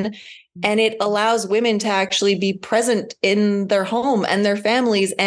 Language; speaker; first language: English; native; English